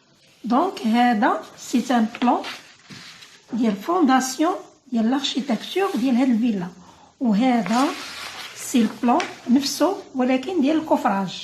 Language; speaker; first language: Arabic; native; Arabic